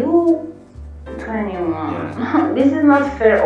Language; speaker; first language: English; non-native, learner; Romanian